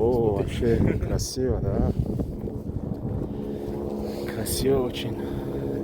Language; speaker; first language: Russian; non-native, learner; Tajik